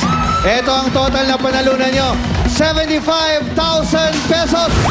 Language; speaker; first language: Filipino; native; Filipino